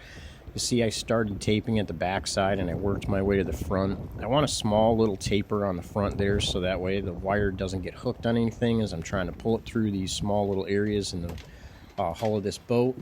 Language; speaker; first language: English; native; English